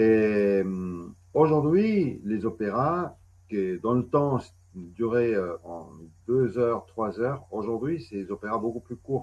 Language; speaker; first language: French; non-native, fluent; Spanish